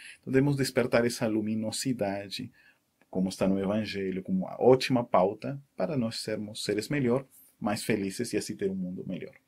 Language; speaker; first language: Portuguese; non-native, fluent; Spanish